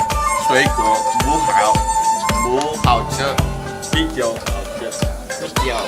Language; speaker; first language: Chinese; non-native, learner; Indonesian